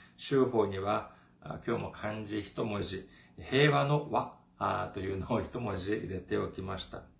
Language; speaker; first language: Japanese; non-native, fluent; Korean